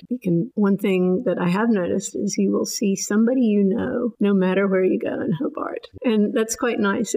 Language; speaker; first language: English; native; English